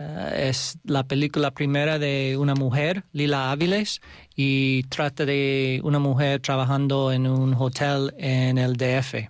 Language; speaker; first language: Spanish; non-native, learner; English